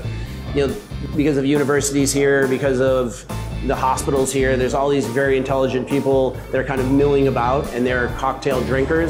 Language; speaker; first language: English; native; English